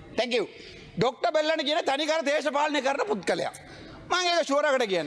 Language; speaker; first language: Sinhala; non-native, local second language; Tamil